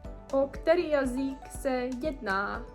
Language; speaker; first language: Czech; non-native, learner; English